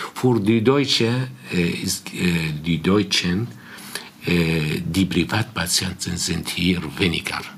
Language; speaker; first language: German; non-native, fluent; Arabic